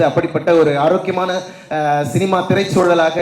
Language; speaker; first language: Tamil; native; Tamil